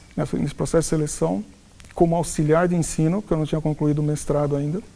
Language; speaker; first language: Portuguese; non-native, local second language; Spanish